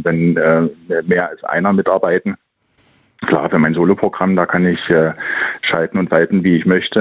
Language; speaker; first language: German; native; German